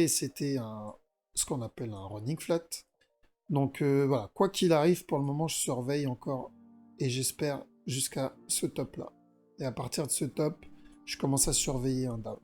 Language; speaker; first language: French; native; French